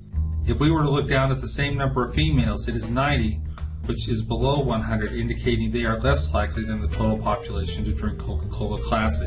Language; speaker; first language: English; native; English